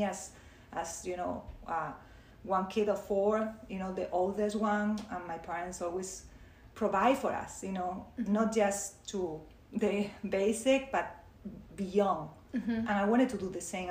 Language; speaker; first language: English; non-native, fluent; Spanish